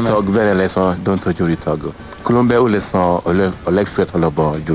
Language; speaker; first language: Hungarian; non-native, learner; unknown